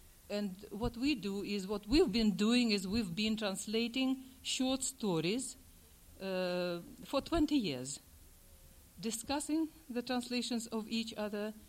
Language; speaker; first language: English; non-native, fluent; Russian